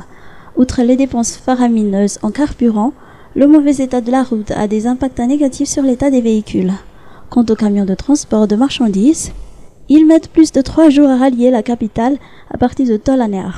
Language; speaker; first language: French; non-native, local second language; Malagasy